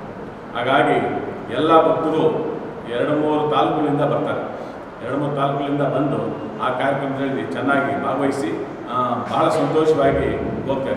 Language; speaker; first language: Kannada; native; Kannada